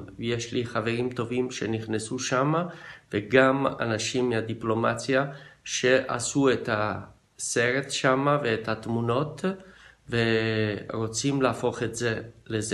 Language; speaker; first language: Hebrew; non-native, fluent; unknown